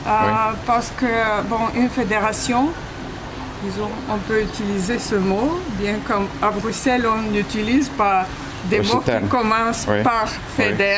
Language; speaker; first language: French; non-native, fluent; Bulgarian